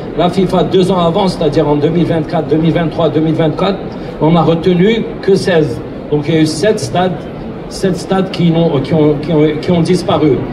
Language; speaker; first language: French; non-native, local second language; Arabic